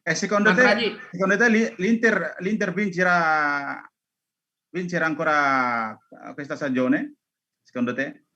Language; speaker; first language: Italian; non-native, learner; Indonesian